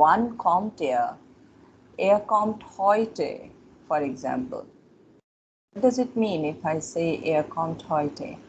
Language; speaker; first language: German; non-native, fluent; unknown